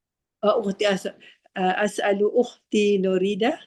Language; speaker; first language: Arabic; non-native, learner; Malay